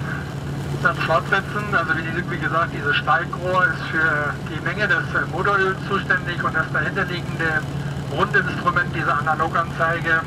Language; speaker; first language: German; native; German